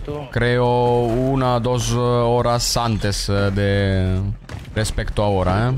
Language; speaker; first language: Spanish; non-native, learner; Italian